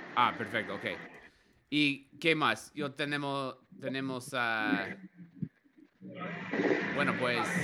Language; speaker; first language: Spanish; non-native, learner; English